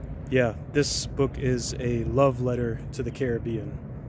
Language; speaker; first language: English; native; English